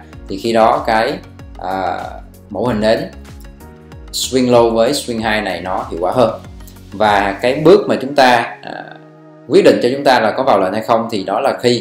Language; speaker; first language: Vietnamese; native; Vietnamese